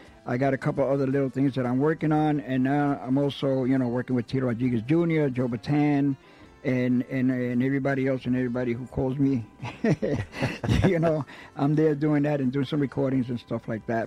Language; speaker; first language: English; native; English